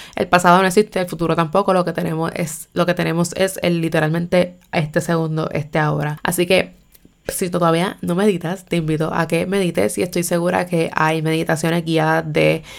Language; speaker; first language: Spanish; native; Spanish